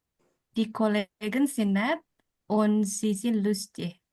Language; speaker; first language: German; non-native, learner; Indonesian